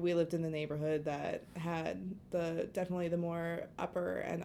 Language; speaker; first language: English; native; English